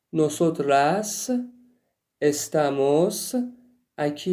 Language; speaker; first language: Spanish; non-native, fluent; Persian